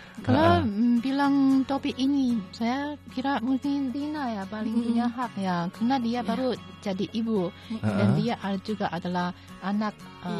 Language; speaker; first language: Indonesian; non-native, fluent; Chinese